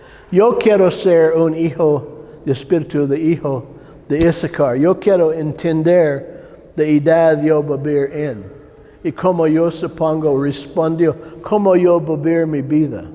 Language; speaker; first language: Spanish; non-native, learner; English